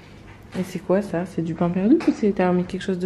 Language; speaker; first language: French; native; French